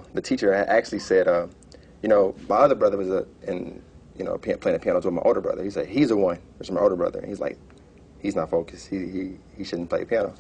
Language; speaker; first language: English; native; English